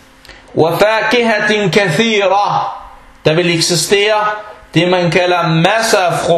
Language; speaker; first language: Danish; non-native, local second language; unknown